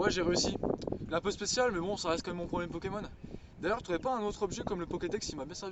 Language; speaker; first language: French; native; French